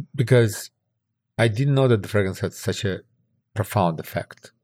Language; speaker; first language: English; early bilingual, other home language; Russian